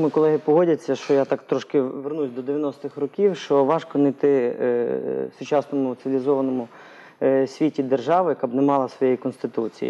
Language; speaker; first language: Ukrainian; native; Ukrainian